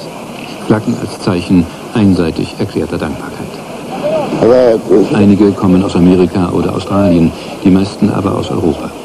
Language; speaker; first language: German; native; German